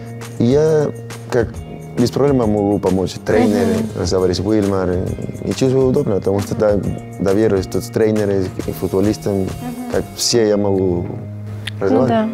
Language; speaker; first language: Russian; non-native, learner; Spanish